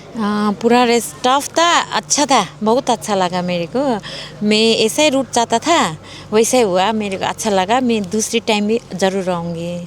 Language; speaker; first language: Hindi; non-native, local second language; Nepali